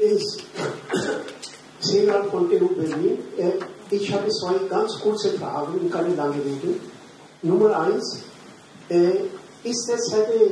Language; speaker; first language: German; non-native, learner; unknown